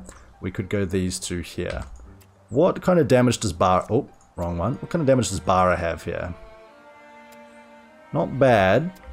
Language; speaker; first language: English; native; English